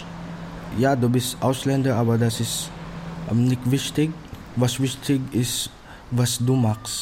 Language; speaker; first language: German; non-native, learner; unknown